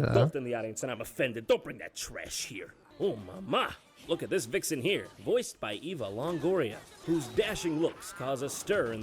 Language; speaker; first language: English; native; English